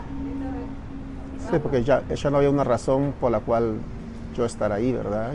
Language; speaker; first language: Spanish; native; Spanish